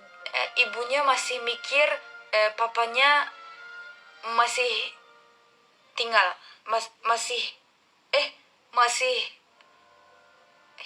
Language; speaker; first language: Indonesian; non-native, learner; Turkish